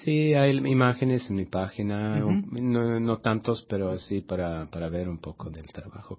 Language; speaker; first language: Spanish; non-native, fluent; Swedish